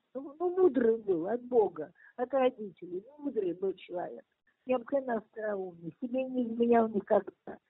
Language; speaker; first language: Russian; native; Russian